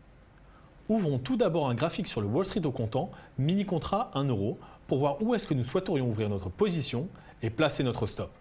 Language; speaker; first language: French; native; French